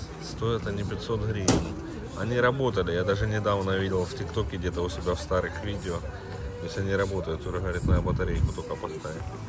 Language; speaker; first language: Russian; native; Russian